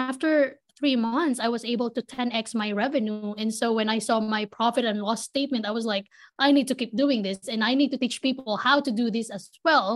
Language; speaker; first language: English; non-native, local second language; Filipino